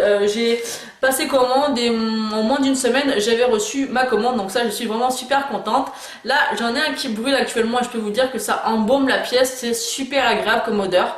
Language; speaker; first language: French; native; French